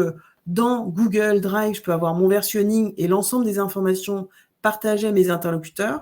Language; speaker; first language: French; native; French